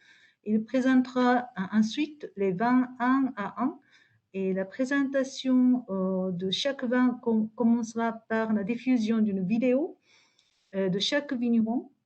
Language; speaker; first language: French; non-native, fluent; Japanese